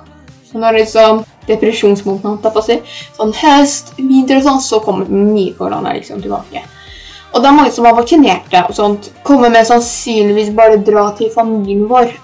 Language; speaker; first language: Norwegian; early bilingual, other home language; Polish